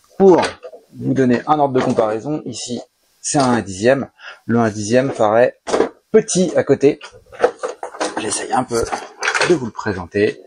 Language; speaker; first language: French; native; French